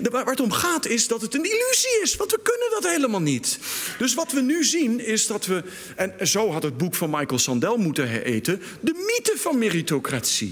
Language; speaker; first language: Dutch; native; Dutch